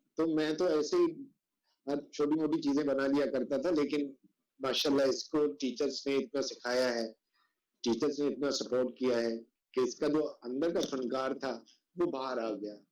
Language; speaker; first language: Urdu; non-native, local second language; Sindhi